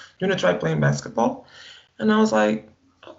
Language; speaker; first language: English; non-native, fluent; Portuguese